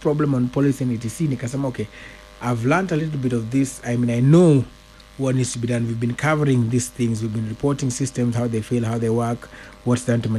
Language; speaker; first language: English; non-native, local second language; Luo (Kenya and Tanzania)